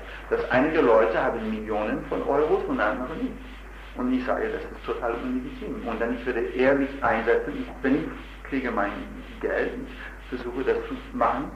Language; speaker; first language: German; non-native, fluent; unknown